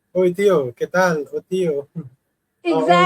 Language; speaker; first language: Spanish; non-native, learner; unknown